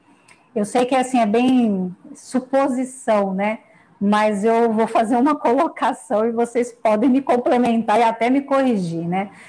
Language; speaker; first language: Portuguese; native; Portuguese